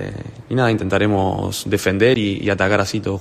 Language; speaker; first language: Spanish; native; Spanish